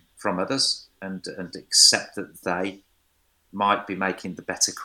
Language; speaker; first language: English; native; English